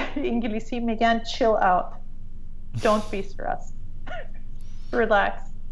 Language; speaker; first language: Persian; early bilingual, heritage; Persian